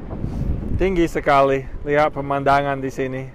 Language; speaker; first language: Indonesian; non-native, fluent; English